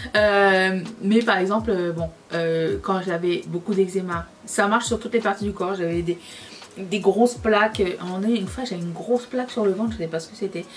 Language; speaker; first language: French; native; French